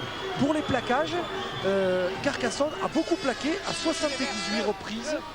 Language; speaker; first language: French; native; French